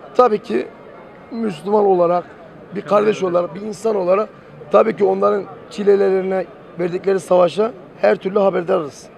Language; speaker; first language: Turkish; native; Turkish